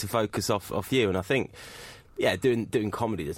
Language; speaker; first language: English; native; English